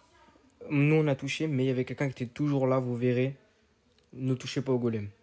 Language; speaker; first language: French; native; French